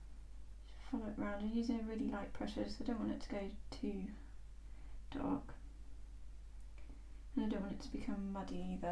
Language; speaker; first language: English; native; English